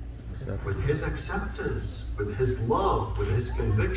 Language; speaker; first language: English; non-native, fluent; Arabic